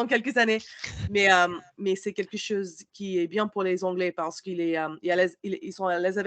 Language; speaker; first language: French; non-native, learner; English